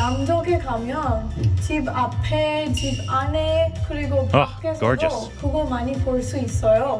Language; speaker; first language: Korean; non-native, learner; Hindi